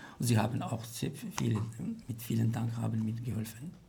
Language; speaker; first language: German; non-native, learner; Arabic